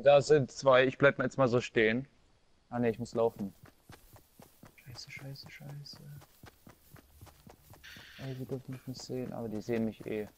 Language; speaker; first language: German; native; German